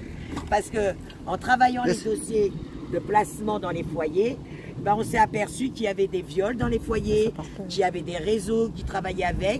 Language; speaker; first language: French; native; French